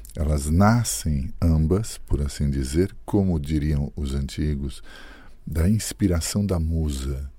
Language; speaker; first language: Portuguese; early bilingual, other home language; Italian